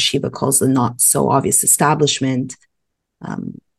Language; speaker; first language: English; native; English